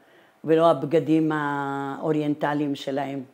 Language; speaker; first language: Hebrew; non-native, fluent; Italian